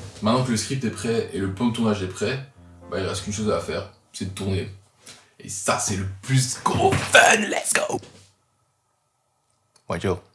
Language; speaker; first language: French; native; French